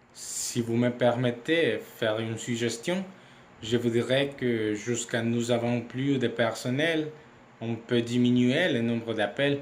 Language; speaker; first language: French; non-native, learner; Spanish